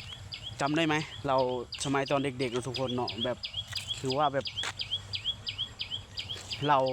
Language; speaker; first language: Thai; non-native, local second language; Northeastern Thai